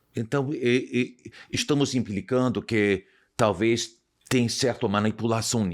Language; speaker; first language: Portuguese; non-native, fluent; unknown